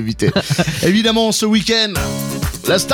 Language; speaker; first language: French; native; French